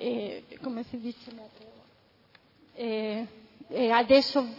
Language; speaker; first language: Italian; non-native, fluent; Spanish